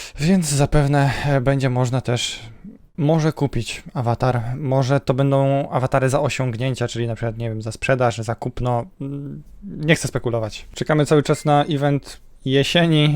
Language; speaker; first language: Polish; native; Polish